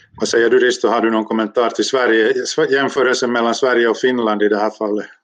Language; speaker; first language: Swedish; native; Swedish